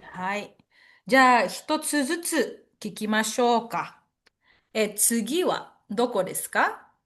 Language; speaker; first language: Japanese; non-native, fluent; Indonesian